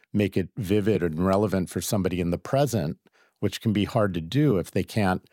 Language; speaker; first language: English; native; English